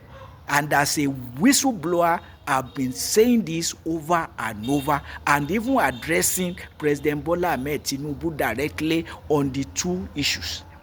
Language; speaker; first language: English; non-native, local second language; Yoruba